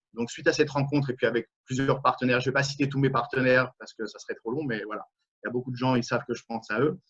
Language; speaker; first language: French; native; French